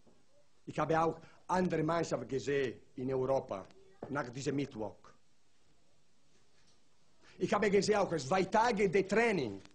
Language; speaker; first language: German; non-native, learner; Italian